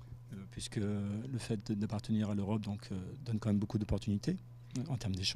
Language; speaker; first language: French; native; French